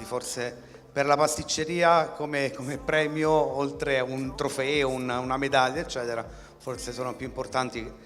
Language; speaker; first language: Italian; native; Italian